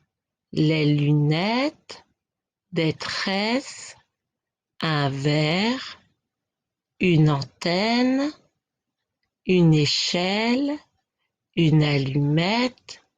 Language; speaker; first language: French; native; French